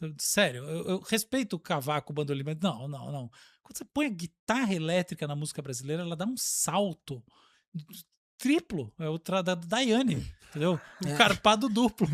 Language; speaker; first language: Portuguese; native; Portuguese